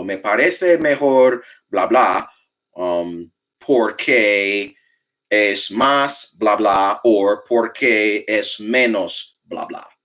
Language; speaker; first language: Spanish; non-native, fluent; English